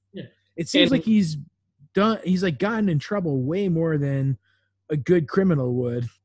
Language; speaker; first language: English; native; English